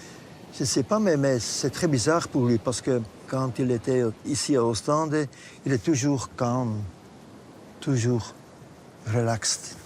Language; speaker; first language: French; non-native, local second language; Dutch